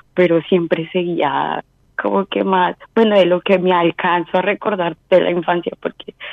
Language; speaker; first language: Spanish; native; Spanish